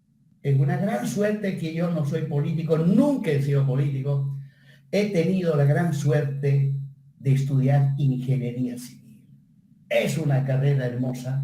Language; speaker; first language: Spanish; native; Spanish